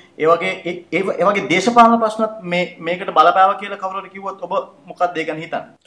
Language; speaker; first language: Sinhala; native; Sinhala